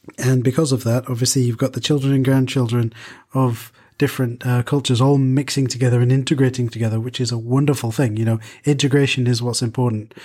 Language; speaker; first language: English; native; English